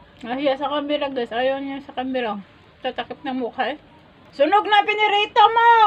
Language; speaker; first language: Filipino; non-native, local second language; Cebuano